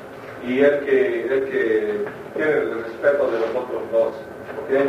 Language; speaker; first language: Spanish; non-native, fluent; English